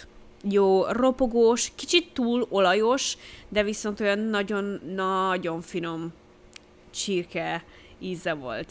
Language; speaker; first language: Hungarian; early bilingual, heritage; Hungarian